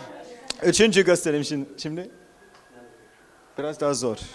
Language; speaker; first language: Turkish; non-native, fluent; English